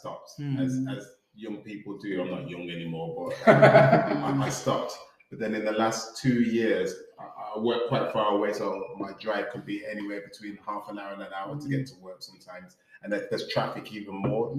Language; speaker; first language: English; native; English